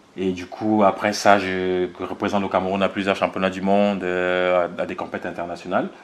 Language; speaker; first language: French; early bilingual, other home language; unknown